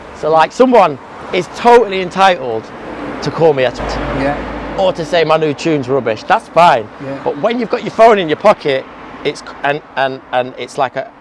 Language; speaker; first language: English; native; English